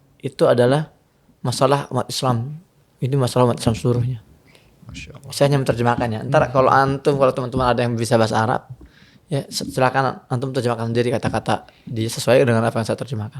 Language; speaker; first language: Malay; non-native, fluent; Arabic